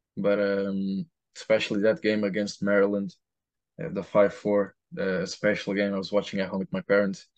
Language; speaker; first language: English; non-native, fluent; Portuguese